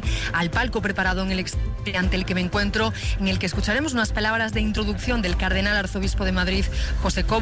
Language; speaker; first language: Spanish; native; Spanish